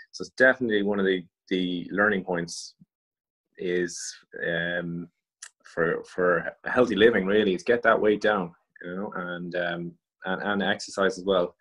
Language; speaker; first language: English; native; English